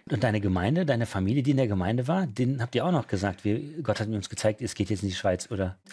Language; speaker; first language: German; native; German